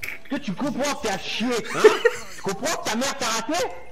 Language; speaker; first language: French; native; French